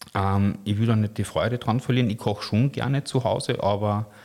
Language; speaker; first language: German; native; German